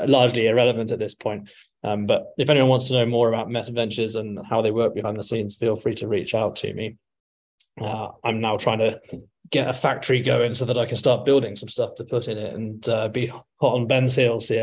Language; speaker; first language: English; native; English